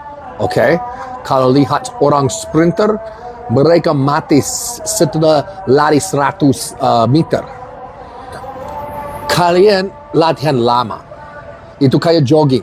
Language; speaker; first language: Indonesian; non-native, learner; English